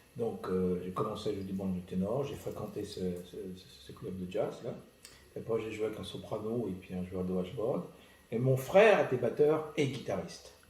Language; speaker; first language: French; early bilingual, other home language; Malagasy